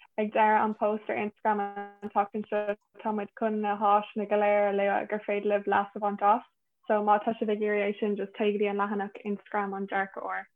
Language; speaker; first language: Irish; non-native, local second language; English